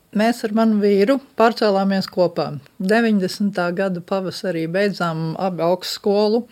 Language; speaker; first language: Latvian; early bilingual, heritage; Latvian